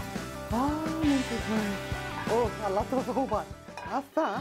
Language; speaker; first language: Korean; non-native, learner; English